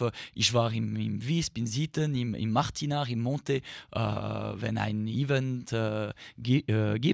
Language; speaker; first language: German; non-native, learner; French